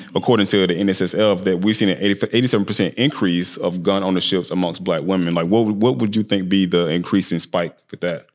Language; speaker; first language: English; native; English